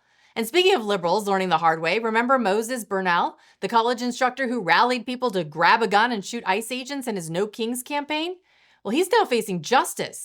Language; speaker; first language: English; native; English